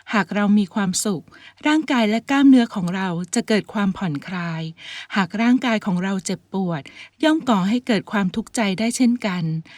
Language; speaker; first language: Thai; native; Thai